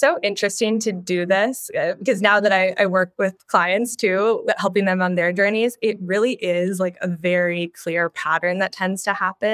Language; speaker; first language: English; native; English